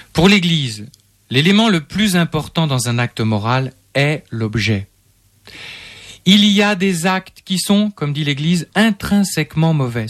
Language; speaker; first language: French; native; French